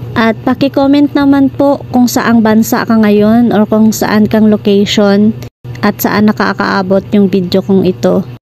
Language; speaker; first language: Filipino; non-native, local second language; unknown